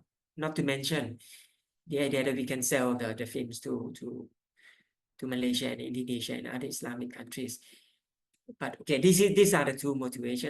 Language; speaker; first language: English; non-native, fluent; Thai